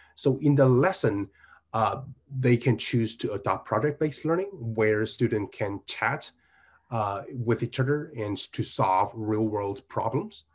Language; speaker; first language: English; non-native, fluent; Chinese